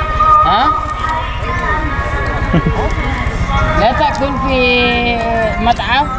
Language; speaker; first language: Arabic; non-native, learner; Indonesian